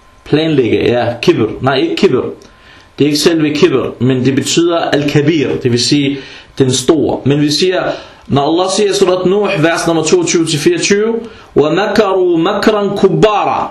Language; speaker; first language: Danish; early bilingual, other home language; Arabic